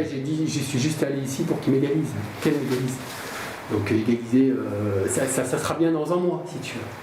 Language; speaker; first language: French; native; French